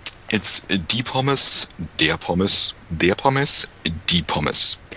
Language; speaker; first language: German; native; German